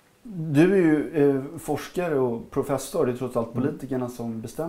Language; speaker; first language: Swedish; native; Swedish